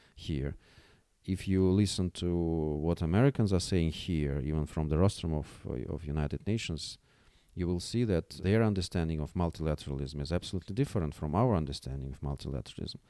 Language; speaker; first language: English; non-native, fluent; Russian